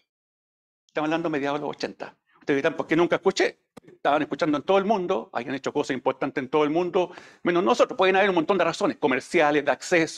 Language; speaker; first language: Spanish; native; Spanish